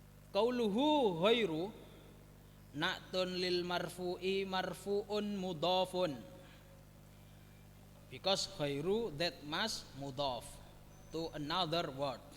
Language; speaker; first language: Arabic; non-native, fluent; Javanese